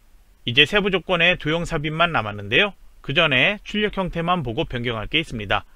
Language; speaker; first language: Korean; native; Korean